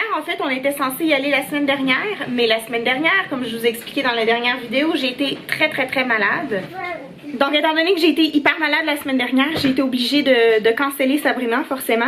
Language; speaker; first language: French; native; French